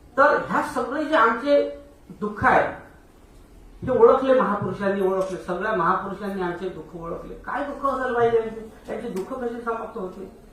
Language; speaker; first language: Marathi; non-native, local second language; Hindi